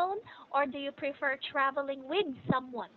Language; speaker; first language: English; non-native, fluent; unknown